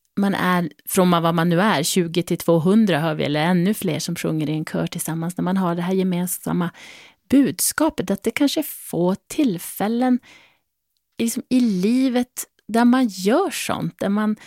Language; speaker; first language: Swedish; native; Swedish